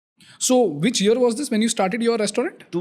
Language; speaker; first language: English; non-native, local second language; Hindi